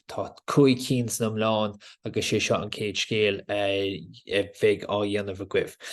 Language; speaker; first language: Irish; native; Irish